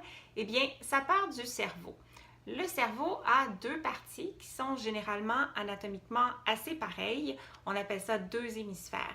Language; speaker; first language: French; native; French